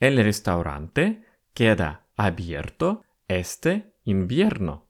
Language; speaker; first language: Spanish; non-native, fluent; Russian